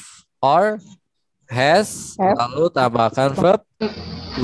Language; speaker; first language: English; non-native, fluent; Indonesian